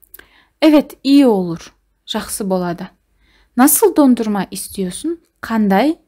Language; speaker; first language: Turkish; non-native, fluent; Kazakh